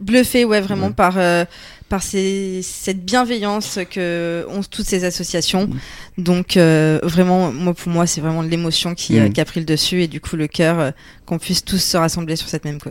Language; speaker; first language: French; native; French